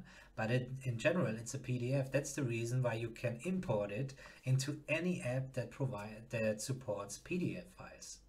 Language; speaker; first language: English; non-native, fluent; German